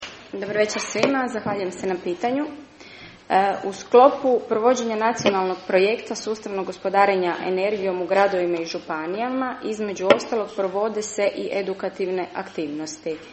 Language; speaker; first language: Croatian; native; Croatian